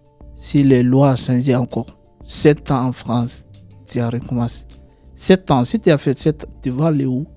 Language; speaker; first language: French; non-native, learner; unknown